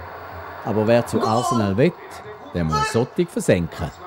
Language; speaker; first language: German; native; German